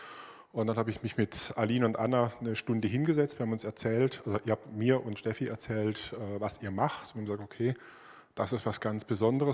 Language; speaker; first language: German; native; German